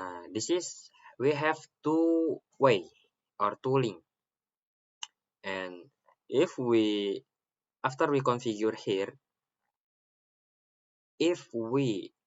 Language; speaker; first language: English; non-native, learner; Indonesian